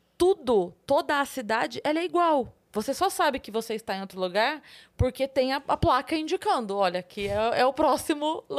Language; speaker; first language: Portuguese; native; Portuguese